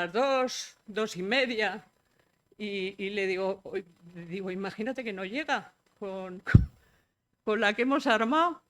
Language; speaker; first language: Spanish; native; Spanish